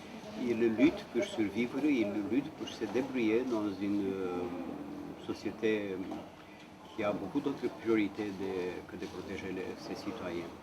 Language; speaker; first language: French; non-native, fluent; Romanian